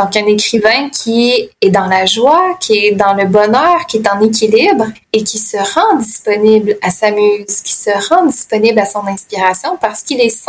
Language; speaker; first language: French; native; French